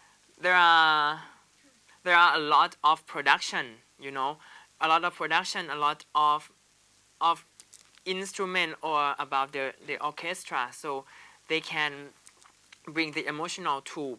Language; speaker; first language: English; non-native, learner; Thai